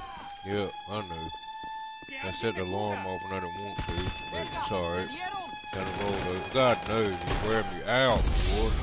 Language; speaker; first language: English; native; English